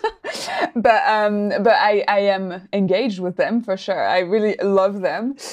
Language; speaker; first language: English; non-native, fluent; French